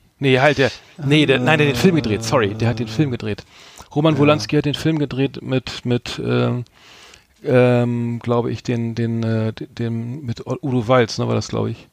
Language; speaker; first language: German; native; German